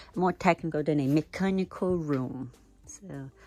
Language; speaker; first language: English; non-native, fluent; Portuguese